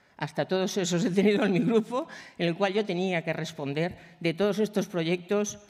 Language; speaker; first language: Spanish; native; Spanish